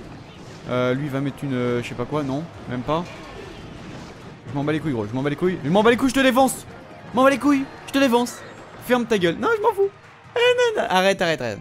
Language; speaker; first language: French; native; French